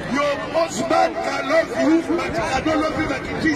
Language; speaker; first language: English; non-native, learner; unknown